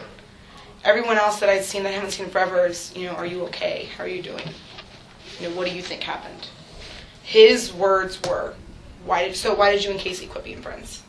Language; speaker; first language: English; native; English